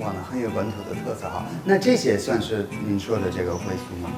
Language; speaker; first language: Chinese; non-native, fluent; English